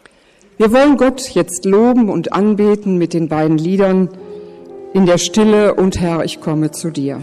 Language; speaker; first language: German; native; German